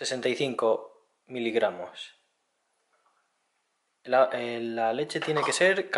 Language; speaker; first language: Spanish; native; Spanish